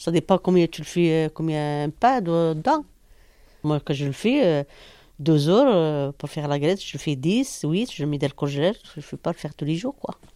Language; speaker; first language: French; non-native, learner; Arabic